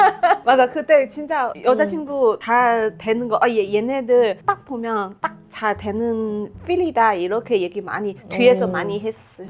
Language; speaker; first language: Korean; non-native, fluent; Chinese